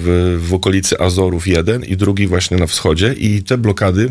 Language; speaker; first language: Polish; native; Polish